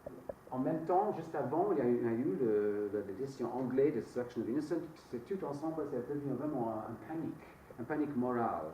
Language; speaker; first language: French; non-native, fluent; English